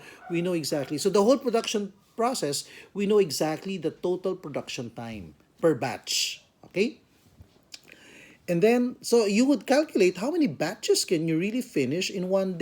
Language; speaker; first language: English; non-native, local second language; Filipino